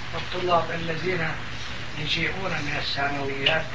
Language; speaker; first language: Arabic; non-native, fluent; Turkish